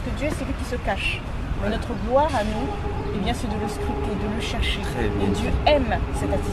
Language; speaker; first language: French; native; French